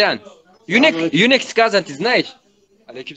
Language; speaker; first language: Russian; non-native, learner; Turkish